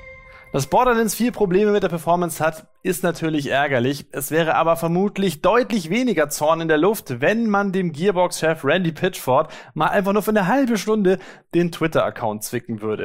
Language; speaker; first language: German; native; German